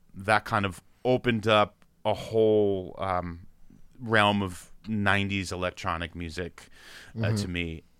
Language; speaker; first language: English; native; English